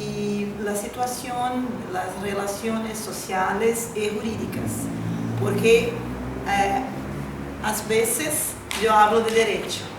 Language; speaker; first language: Spanish; non-native, fluent; Portuguese